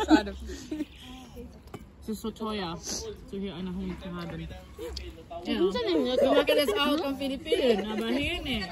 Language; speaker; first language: German; non-native, learner; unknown